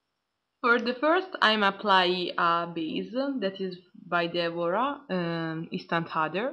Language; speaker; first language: English; non-native, learner; Italian